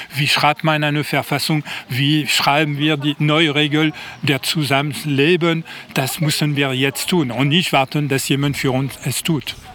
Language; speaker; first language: German; non-native, fluent; French